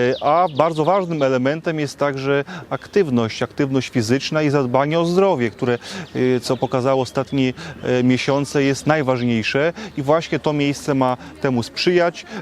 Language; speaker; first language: Polish; native; Polish